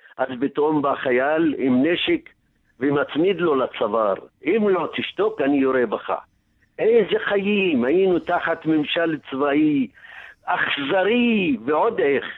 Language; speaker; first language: Hebrew; non-native, local second language; Arabic